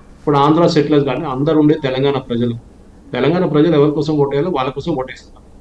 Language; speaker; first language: Telugu; non-native, local second language; Malayalam